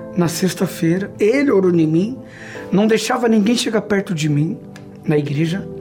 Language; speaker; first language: Portuguese; native; Portuguese